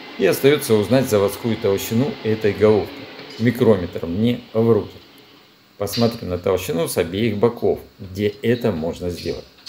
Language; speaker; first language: Russian; native; Russian